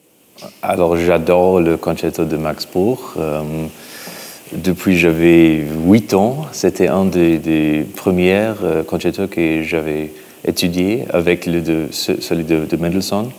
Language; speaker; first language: French; non-native, fluent; English